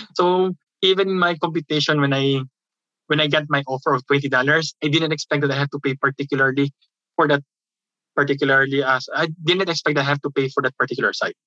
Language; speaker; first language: English; non-native, local second language; Filipino